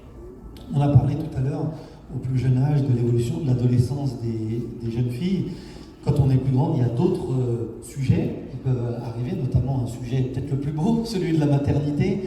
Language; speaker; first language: French; native; French